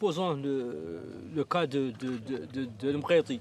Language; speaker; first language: French; non-native, local second language; Arabic